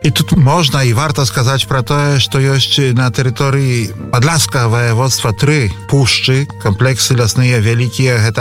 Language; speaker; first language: Belarusian; native; Belarusian